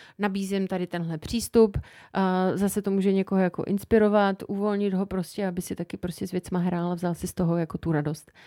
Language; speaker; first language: Czech; native; Czech